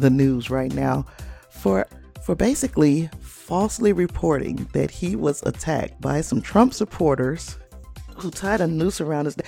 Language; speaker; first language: English; native; English